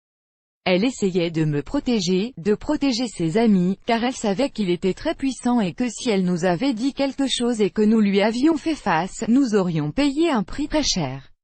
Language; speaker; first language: French; native; French